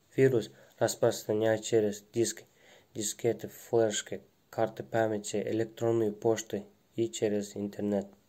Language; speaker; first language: Russian; non-native, local second language; Kyrgyz